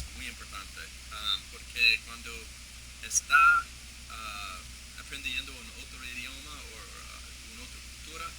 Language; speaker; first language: Spanish; non-native, learner; English